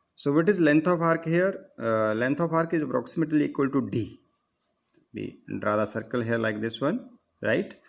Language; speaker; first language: English; non-native, local second language; Punjabi